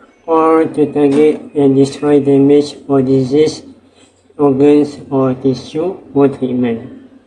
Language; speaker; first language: English; non-native, learner; Malay